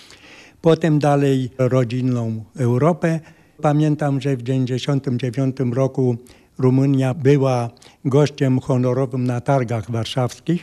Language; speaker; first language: Polish; non-native, fluent; Romanian